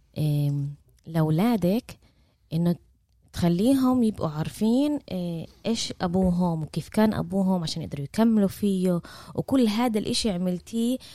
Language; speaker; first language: Arabic; native; Arabic